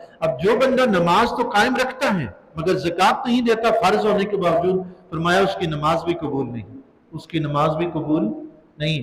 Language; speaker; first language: Urdu; non-native, local second language; Northern Hindko